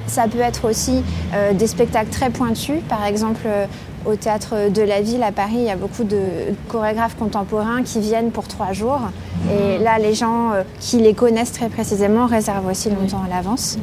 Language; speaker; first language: French; native; French